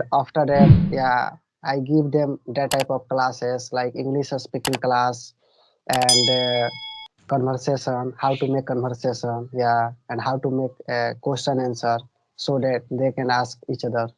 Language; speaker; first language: English; non-native, learner; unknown